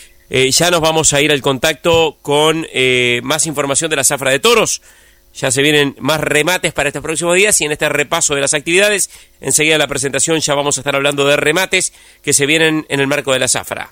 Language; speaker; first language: Spanish; native; Spanish